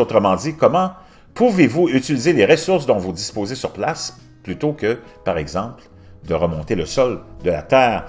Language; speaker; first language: French; native; French